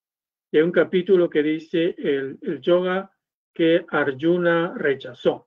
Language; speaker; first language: Spanish; native; Spanish